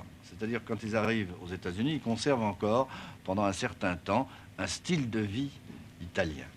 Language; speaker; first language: French; native; French